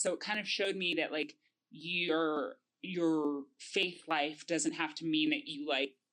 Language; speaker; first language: English; native; English